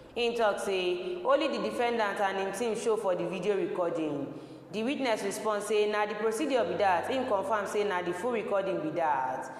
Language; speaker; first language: Nigerian Pidgin; non-native, local second language; Yoruba